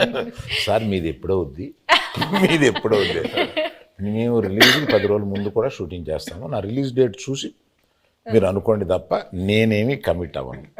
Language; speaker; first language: Telugu; native; Telugu